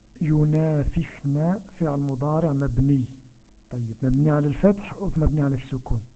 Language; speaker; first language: Arabic; non-native, fluent; Dutch